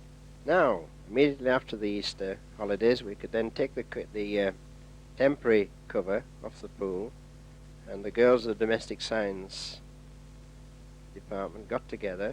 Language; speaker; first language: English; native; English